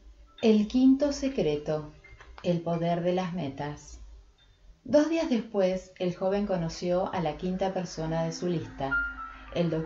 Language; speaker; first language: Spanish; native; Spanish